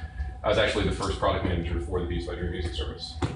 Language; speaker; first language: English; native; English